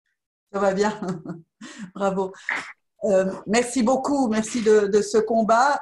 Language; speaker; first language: French; native; French